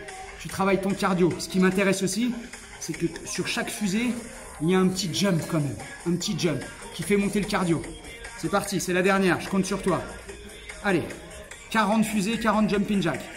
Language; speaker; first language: French; native; French